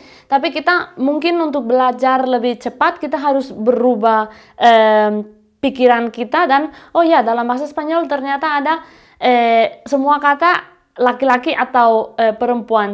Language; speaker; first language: Indonesian; non-native, fluent; Spanish